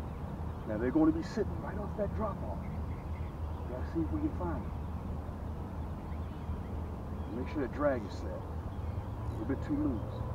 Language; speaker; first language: English; native; English